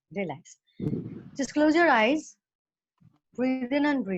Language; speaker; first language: Hindi; native; Hindi